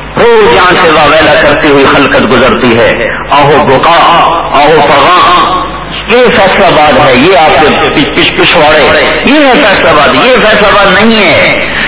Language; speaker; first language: Urdu; non-native, local second language; Punjabi